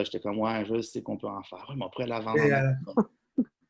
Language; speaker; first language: French; native; French